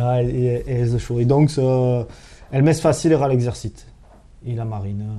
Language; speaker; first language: Catalan; non-native, local second language; French